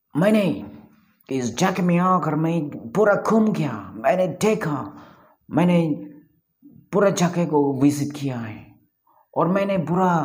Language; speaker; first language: Hindi; non-native, local second language; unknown